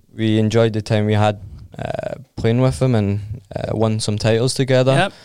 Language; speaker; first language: English; native; English